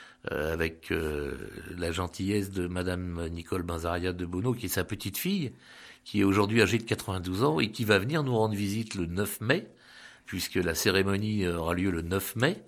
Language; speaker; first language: French; native; French